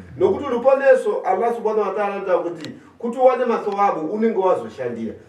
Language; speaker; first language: Shona; non-native, fluent; Nyanja